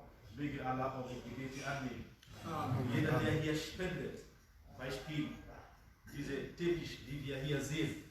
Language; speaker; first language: German; non-native, fluent; Fula